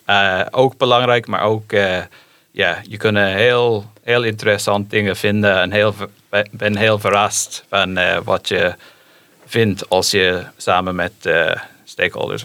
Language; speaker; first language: Dutch; non-native, fluent; English